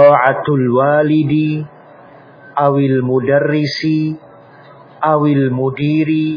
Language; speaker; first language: Arabic; non-native, fluent; Indonesian